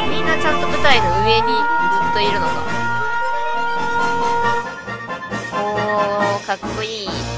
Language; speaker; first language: Japanese; native; Japanese